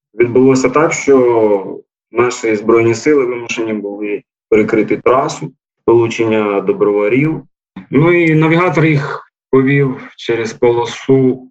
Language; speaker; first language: Ukrainian; native; Ukrainian